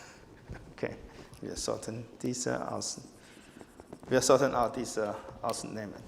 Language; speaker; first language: German; non-native, fluent; Chinese